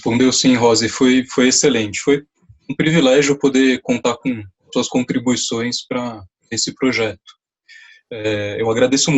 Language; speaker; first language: Portuguese; native; Portuguese